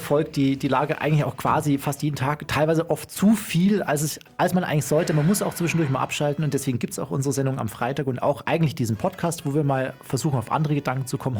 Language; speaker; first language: German; native; German